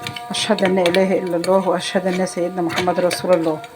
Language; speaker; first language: Arabic; native; Arabic